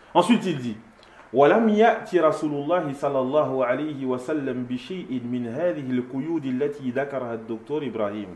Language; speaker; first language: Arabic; non-native, fluent; French